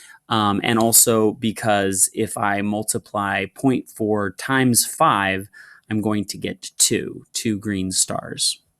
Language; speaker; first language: English; native; English